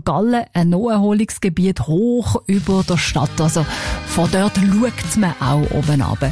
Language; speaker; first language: German; native; German